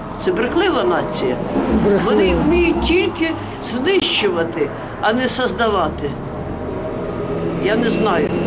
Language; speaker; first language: Ukrainian; non-native, local second language; Russian